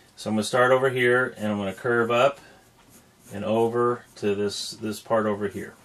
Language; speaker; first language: English; native; English